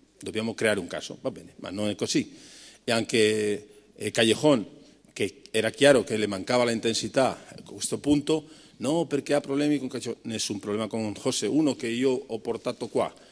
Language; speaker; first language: Italian; non-native, fluent; Spanish